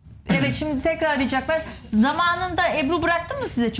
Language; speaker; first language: Turkish; native; Turkish